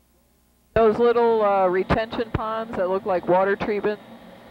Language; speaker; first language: English; native; English